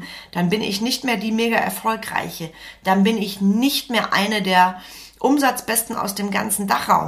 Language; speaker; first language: German; native; German